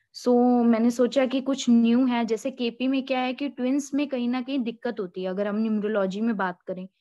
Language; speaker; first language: Hindi; native; Hindi